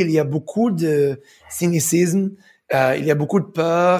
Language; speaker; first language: French; early bilingual, heritage; French